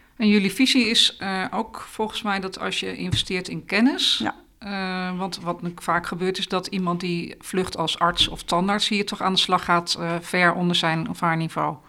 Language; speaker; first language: Dutch; native; Dutch